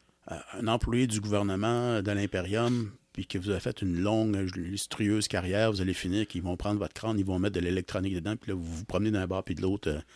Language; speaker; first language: French; native; French